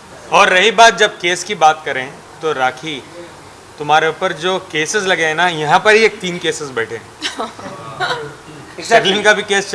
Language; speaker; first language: Hindi; native; Hindi